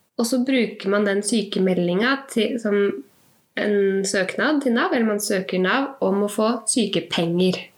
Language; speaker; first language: Norwegian; native; Norwegian